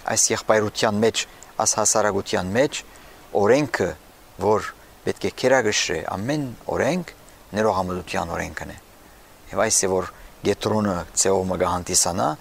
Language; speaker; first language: Armenian; early bilingual, heritage; Armenian